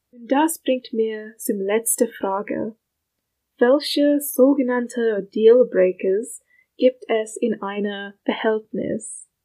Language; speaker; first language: German; non-native, learner; English